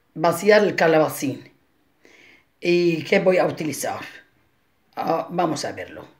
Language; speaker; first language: Spanish; non-native, fluent; Arabic